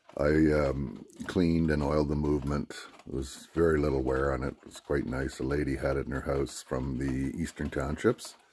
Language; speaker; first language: English; native; English